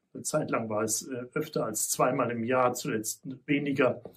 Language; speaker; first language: German; native; German